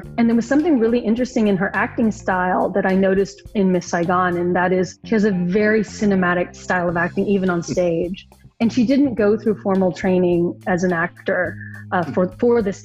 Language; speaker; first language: English; native; English